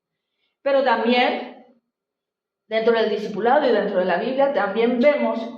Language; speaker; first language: Spanish; native; Spanish